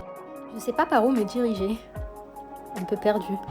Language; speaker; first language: French; non-native, local second language; Arabic